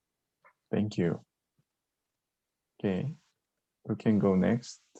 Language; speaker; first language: English; non-native, learner; Korean